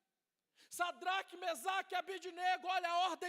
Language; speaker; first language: Portuguese; native; Portuguese